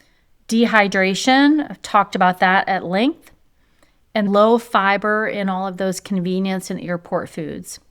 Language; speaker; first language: English; native; English